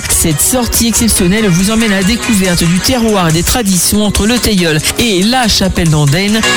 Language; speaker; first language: French; native; French